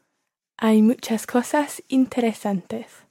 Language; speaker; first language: Spanish; non-native, learner; English